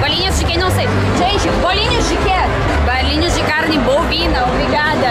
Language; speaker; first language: Portuguese; non-native, fluent; Russian